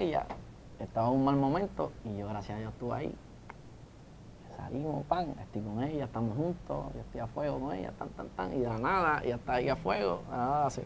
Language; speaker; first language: Spanish; native; Spanish